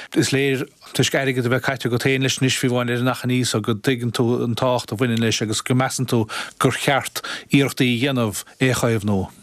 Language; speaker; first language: Irish; native; Irish